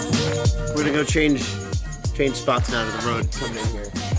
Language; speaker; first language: English; native; English